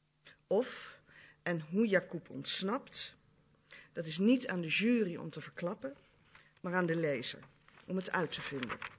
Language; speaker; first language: Dutch; native; Dutch